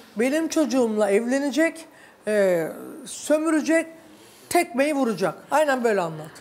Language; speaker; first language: Turkish; native; Turkish